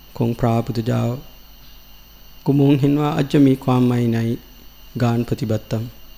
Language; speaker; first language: Thai; non-native, learner; Sinhala